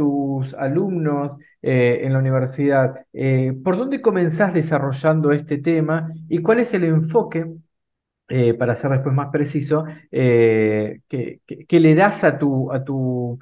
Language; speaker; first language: Spanish; native; Spanish